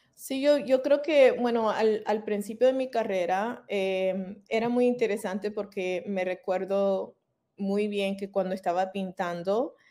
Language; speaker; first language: Spanish; early bilingual, heritage; Spanish